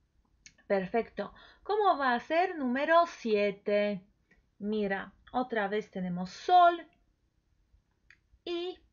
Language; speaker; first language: Spanish; non-native, fluent; Polish